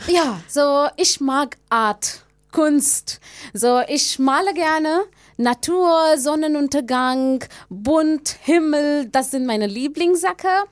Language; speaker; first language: German; non-native, learner; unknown